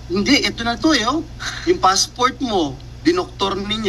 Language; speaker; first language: Filipino; native; Filipino